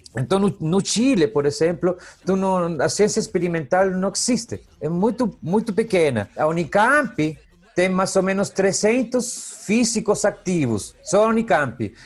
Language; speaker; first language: Portuguese; non-native, fluent; Spanish